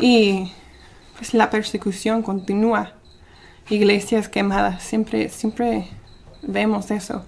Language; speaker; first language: Spanish; early bilingual, heritage; Spanish